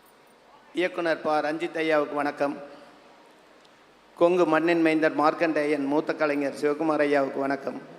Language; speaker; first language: Tamil; native; Tamil